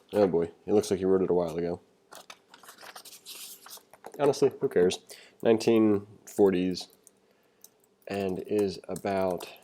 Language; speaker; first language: English; native; English